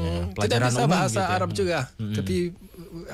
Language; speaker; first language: Indonesian; non-native, learner; Hausa